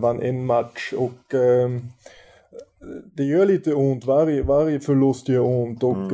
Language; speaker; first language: Swedish; non-native, fluent; German